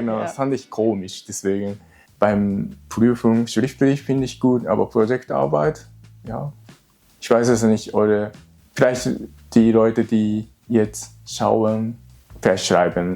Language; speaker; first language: German; non-native, learner; Japanese